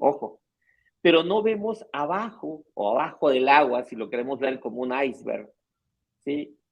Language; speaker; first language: Spanish; native; Spanish